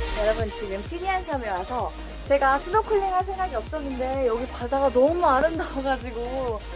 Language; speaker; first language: Korean; native; Korean